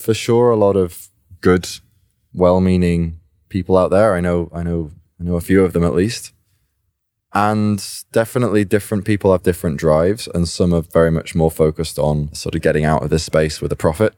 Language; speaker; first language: English; native; English